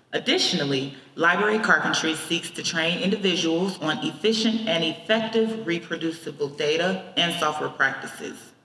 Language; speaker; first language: English; native; English